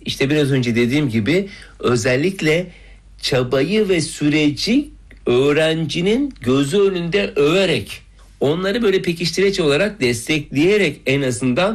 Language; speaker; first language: Turkish; native; Turkish